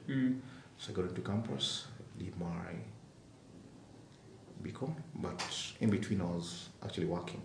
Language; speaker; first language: English; non-native, local second language; Luo (Kenya and Tanzania)